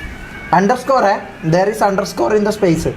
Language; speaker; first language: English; non-native, local second language; Malayalam